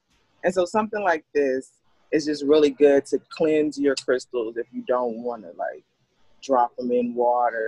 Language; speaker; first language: English; native; English